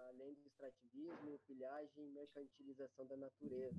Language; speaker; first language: Portuguese; native; Portuguese